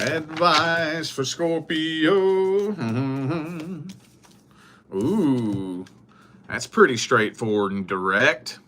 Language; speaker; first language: English; native; English